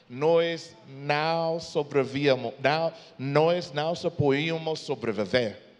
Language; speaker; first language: Portuguese; non-native, fluent; English